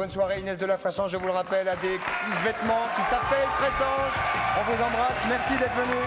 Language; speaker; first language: French; native; French